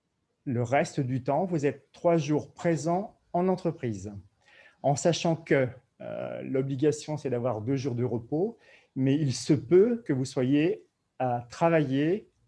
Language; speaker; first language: French; native; French